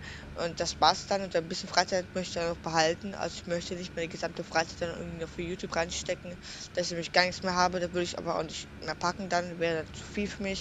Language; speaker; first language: German; native; German